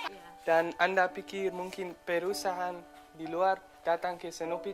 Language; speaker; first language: Indonesian; non-native, local second language; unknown